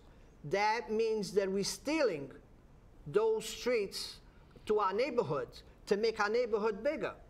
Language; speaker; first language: English; non-native, fluent; Portuguese